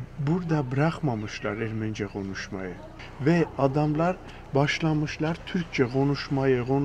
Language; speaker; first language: Turkish; early bilingual, heritage; Turkish